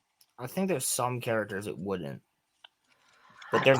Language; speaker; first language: English; native; English